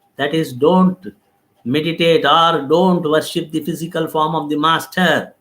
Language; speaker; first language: English; non-native, local second language; Telugu